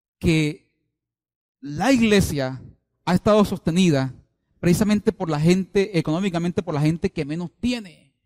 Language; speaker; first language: Spanish; native; Spanish